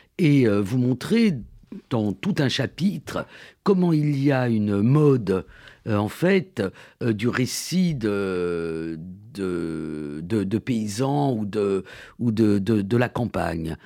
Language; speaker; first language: French; native; French